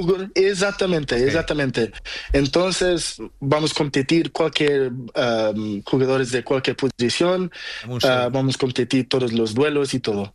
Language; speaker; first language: Spanish; non-native, learner; Portuguese